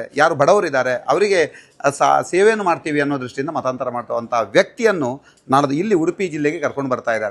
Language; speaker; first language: Kannada; native; Kannada